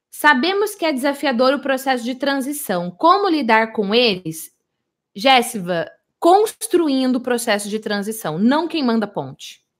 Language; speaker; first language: Portuguese; native; Portuguese